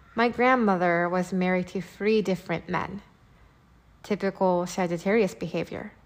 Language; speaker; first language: English; early bilingual, other home language; Japanese